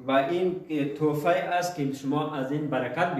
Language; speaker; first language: Persian; early bilingual, heritage; Persian